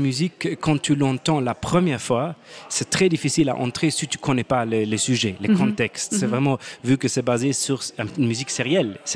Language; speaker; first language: French; non-native, fluent; German